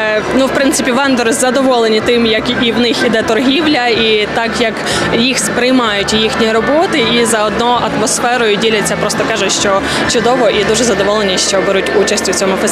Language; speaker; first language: Ukrainian; native; Ukrainian